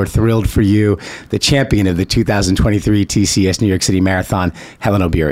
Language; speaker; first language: English; native; English